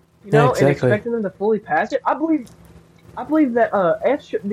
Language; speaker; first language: English; native; English